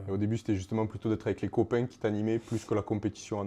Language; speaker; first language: French; native; French